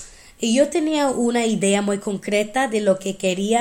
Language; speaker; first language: Spanish; non-native, fluent; English